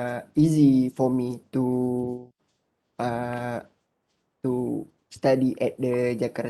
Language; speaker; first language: English; non-native, learner; Malay